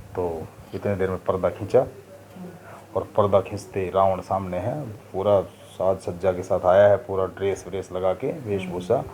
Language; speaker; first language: Hindi; native; Hindi